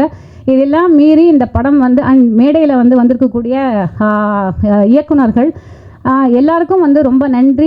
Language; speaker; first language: Tamil; native; Tamil